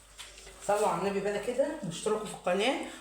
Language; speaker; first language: Arabic; native; Arabic